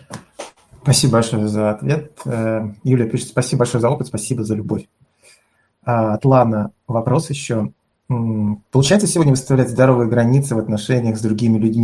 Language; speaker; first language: Russian; native; Russian